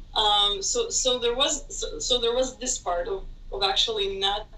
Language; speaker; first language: English; non-native, fluent; Hebrew